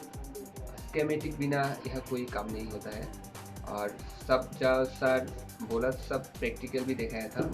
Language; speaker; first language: Hindi; non-native, learner; Bangla